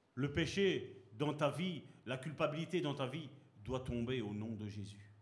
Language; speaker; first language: French; native; French